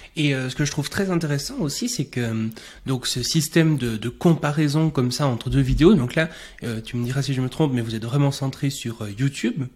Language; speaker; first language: French; native; French